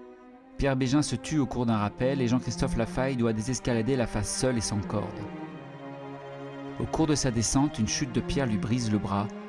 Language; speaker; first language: French; native; French